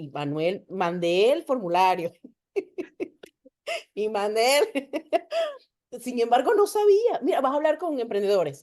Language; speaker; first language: Spanish; native; Spanish